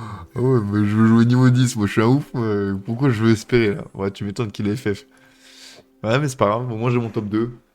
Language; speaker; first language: French; native; French